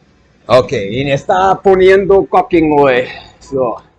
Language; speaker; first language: Spanish; non-native, learner; English